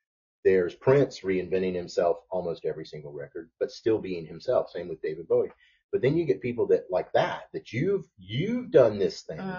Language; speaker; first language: English; native; English